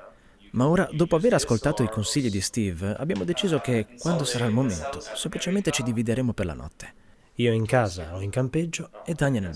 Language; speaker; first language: Italian; native; Italian